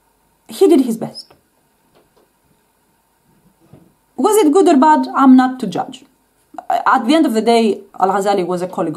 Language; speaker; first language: English; non-native, fluent; Greek